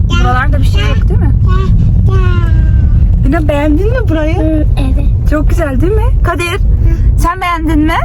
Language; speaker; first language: Turkish; early bilingual, heritage; Turkish